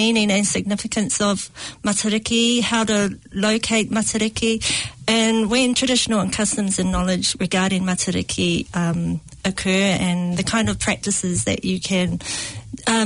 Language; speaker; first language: English; native; English